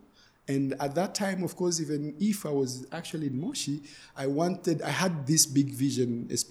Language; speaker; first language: English; non-native, local second language; Swahili